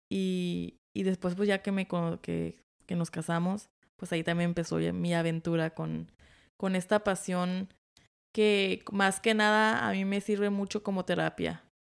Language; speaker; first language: Spanish; early bilingual, heritage; Spanish